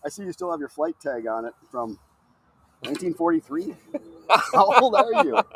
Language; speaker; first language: English; native; English